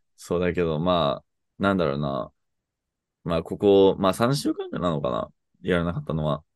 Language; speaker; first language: Japanese; non-native, fluent; English